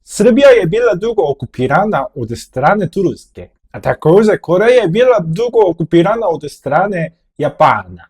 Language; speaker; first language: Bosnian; non-native, fluent; Korean